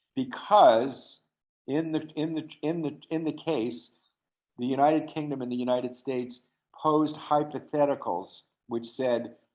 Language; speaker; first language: English; native; English